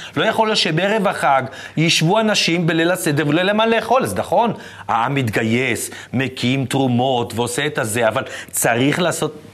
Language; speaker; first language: Hebrew; native; Hebrew